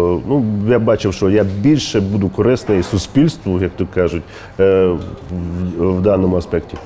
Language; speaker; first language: Ukrainian; native; Ukrainian